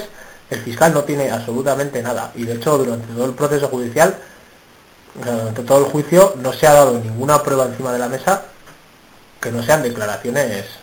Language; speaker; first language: Spanish; native; Spanish